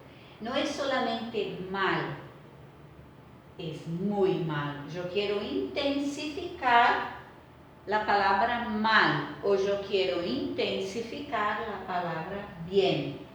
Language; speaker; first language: Spanish; non-native, fluent; Portuguese